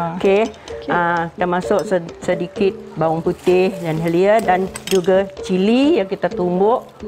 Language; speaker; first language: Malay; non-native, local second language; Iban